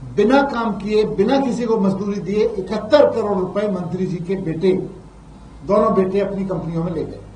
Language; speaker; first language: Hindi; native; Hindi